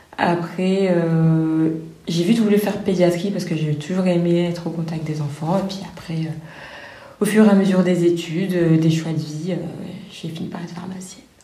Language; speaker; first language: French; native; French